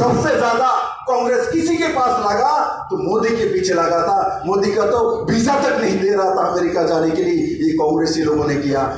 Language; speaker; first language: Hindi; non-native, local second language; Bangla